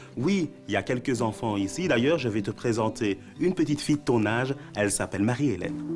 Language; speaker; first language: French; native; French